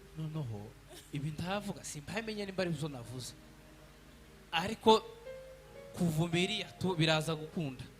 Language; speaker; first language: Kinyarwanda; native; Kinyarwanda